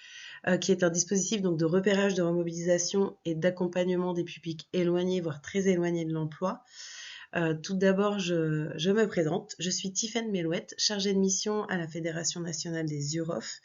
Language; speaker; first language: French; native; French